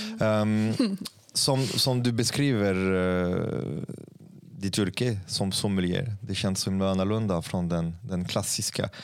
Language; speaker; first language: Swedish; non-native, fluent; French